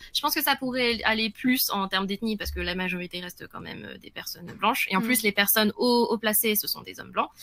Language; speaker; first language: French; early bilingual, other home language; Vietnamese